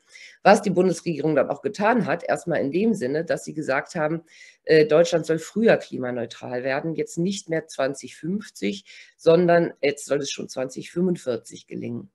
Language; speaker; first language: German; native; German